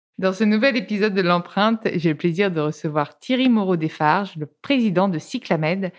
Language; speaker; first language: French; non-native, fluent; Italian